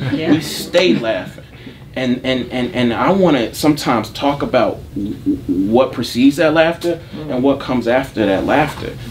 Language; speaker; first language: English; native; English